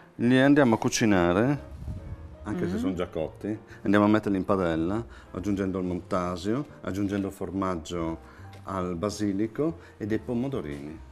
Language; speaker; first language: Italian; native; Italian